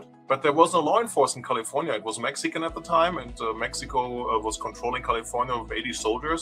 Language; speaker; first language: English; non-native, fluent; German